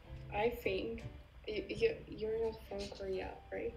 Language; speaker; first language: English; non-native, learner; Polish